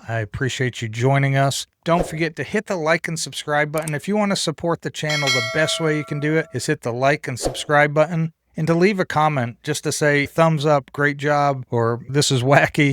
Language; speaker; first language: English; native; English